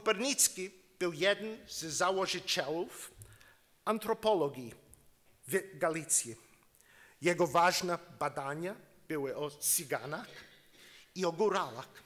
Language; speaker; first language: Polish; non-native, learner; English